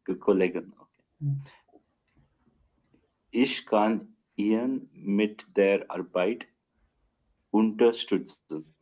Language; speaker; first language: German; non-native, learner; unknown